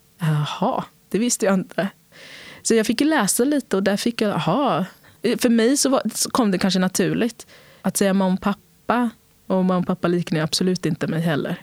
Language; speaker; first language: Swedish; early bilingual, other home language; Portuguese